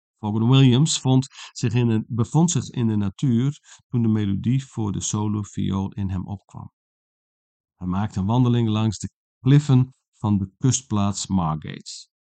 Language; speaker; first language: Dutch; non-native, local second language; Western Frisian